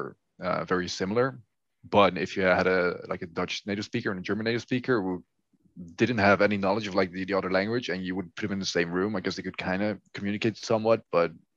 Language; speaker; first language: English; non-native, fluent; Dutch